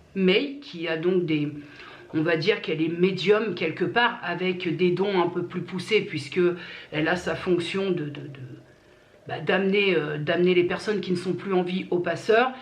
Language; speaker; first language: French; native; French